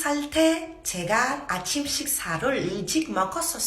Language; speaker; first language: Korean; non-native, fluent; Portuguese